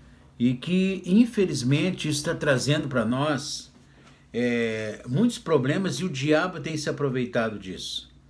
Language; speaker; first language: Portuguese; native; Portuguese